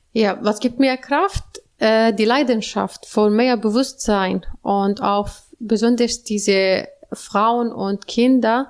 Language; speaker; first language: German; non-native, learner; Arabic